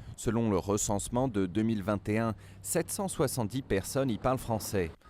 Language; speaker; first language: French; native; French